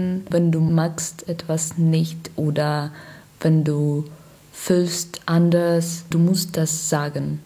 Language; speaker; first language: German; non-native, fluent; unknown